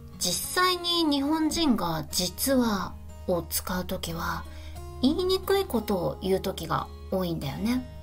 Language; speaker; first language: Japanese; native; Japanese